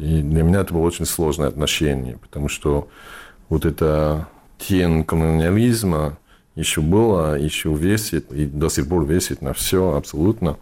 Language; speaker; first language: Russian; non-native, fluent; English